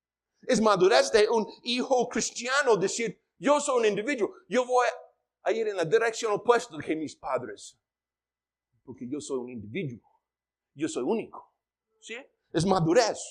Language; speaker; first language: Spanish; non-native, fluent; English